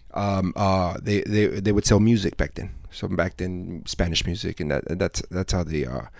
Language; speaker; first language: English; native; English